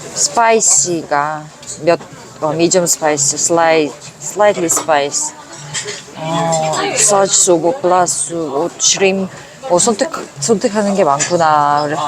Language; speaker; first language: Korean; non-native, fluent; Uzbek